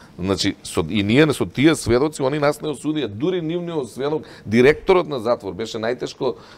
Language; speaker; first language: Macedonian; native; Macedonian